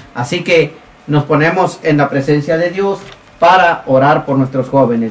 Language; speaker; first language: Spanish; native; Spanish